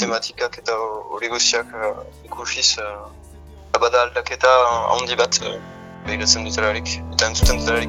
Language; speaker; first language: Basque; non-native, local second language; French